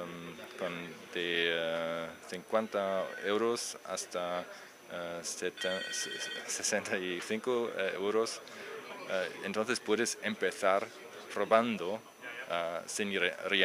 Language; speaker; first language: Spanish; non-native, learner; German